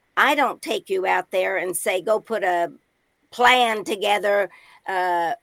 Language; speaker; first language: English; native; English